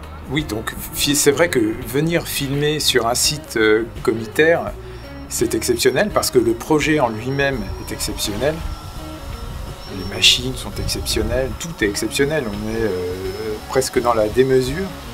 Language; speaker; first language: French; native; French